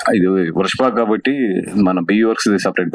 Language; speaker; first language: Telugu; native; Telugu